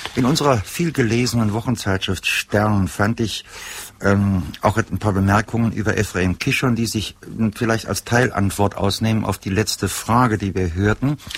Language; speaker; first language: German; native; German